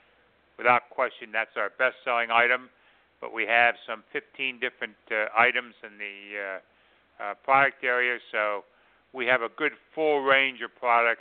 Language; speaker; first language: English; native; English